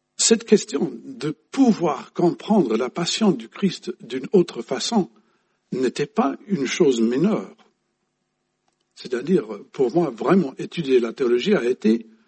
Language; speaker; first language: French; non-native, fluent; English